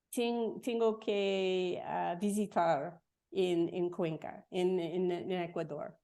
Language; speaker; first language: Spanish; non-native, learner; English